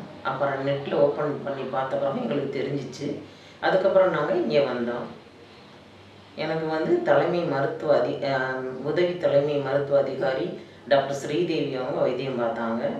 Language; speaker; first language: Tamil; native; Tamil